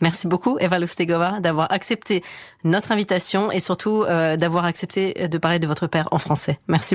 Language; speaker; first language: French; native; French